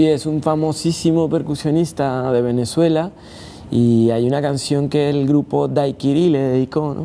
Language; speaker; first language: Spanish; native; Spanish